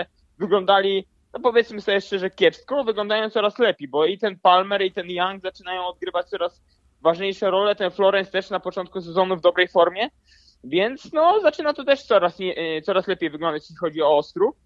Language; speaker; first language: Polish; native; Polish